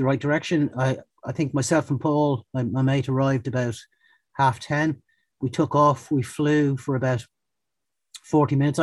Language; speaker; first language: English; native; English